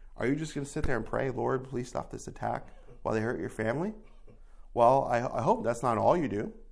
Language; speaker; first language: English; native; English